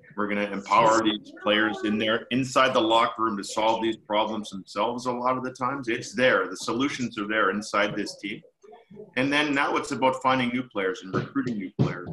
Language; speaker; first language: English; native; English